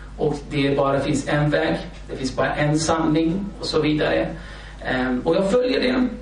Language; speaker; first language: Swedish; early bilingual, other home language; Kurdish